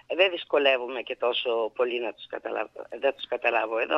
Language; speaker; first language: Greek; early bilingual, heritage; Bulgarian